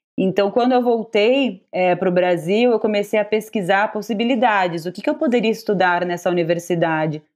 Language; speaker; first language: Portuguese; native; Portuguese